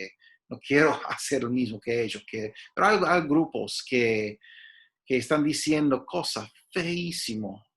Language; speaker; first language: Spanish; non-native, fluent; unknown